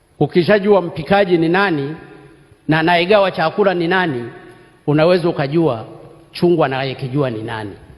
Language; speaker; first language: Swahili; non-native, local second language; Sukuma